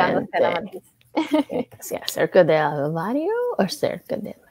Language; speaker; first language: Spanish; non-native, learner; English